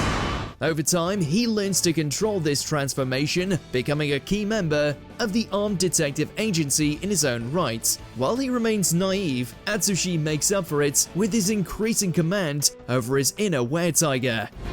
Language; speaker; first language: English; native; English